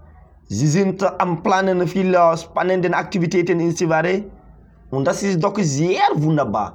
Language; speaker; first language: German; non-native, fluent; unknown